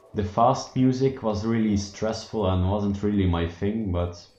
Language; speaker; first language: English; non-native, fluent; Dutch